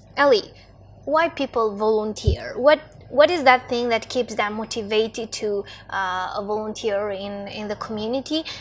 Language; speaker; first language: English; non-native, fluent; Albanian